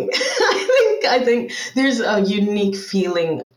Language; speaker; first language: English; native; English